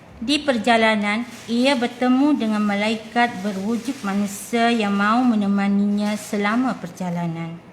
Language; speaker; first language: Malay; native; Malay